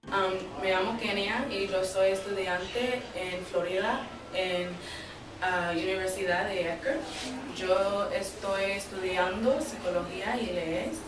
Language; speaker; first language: Spanish; early bilingual, heritage; English